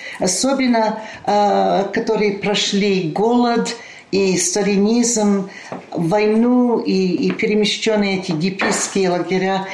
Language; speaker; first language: Russian; early bilingual, heritage; Russian